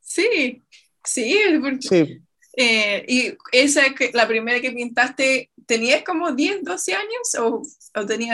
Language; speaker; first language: Spanish; non-native, fluent; English